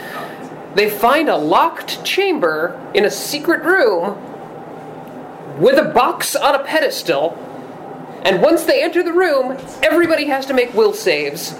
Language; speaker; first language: English; native; English